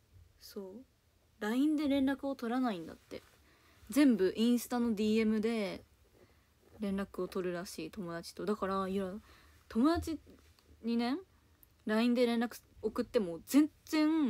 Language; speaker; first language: Japanese; native; Japanese